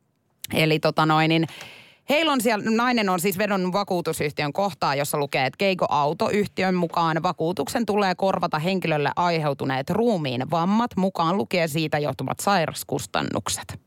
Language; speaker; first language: Finnish; native; Finnish